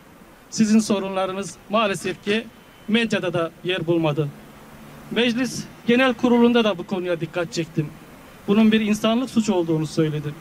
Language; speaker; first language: Turkish; native; Turkish